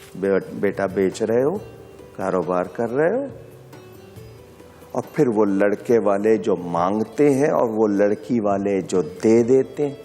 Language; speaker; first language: Urdu; native; Urdu